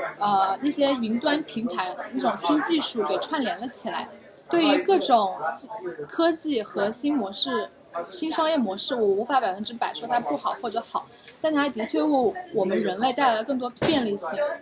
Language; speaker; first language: Chinese; native; Chinese